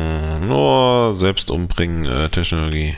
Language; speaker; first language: German; native; German